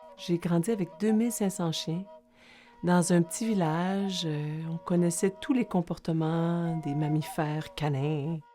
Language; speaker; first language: French; native; French